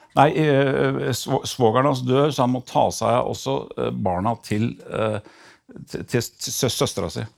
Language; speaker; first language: Norwegian; native; Norwegian